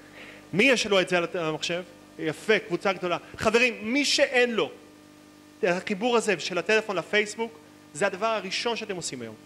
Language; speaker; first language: Hebrew; native; Hebrew